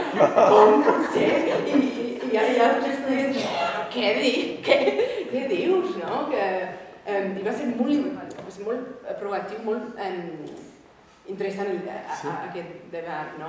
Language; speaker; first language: Catalan; non-native, fluent; English